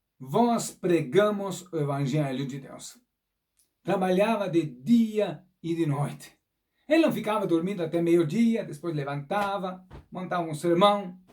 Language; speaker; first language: Portuguese; non-native, fluent; German